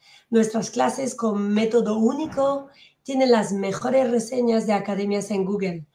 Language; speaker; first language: Spanish; native; Spanish